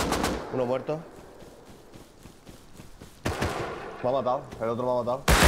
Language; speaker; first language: Spanish; native; Spanish